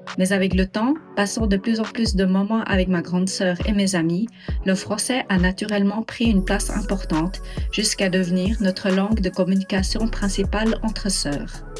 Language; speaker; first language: French; non-native, local second language; Swiss German